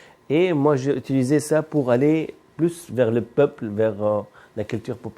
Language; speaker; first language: French; non-native, fluent; Arabic